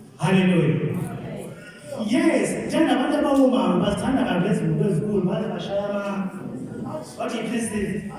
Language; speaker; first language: Zulu; non-native, local second language; Xhosa